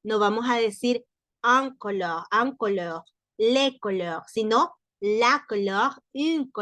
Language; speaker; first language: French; non-native, learner; Spanish